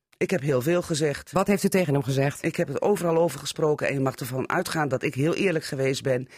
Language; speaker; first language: Dutch; native; Dutch